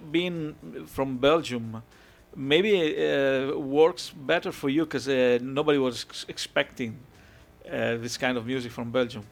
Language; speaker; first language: English; non-native, fluent; Italian